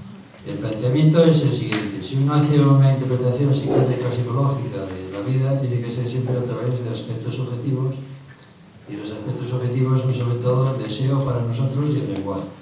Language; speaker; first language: Spanish; native; Spanish